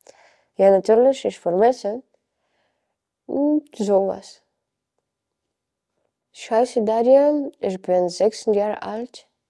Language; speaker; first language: German; non-native, learner; Ukrainian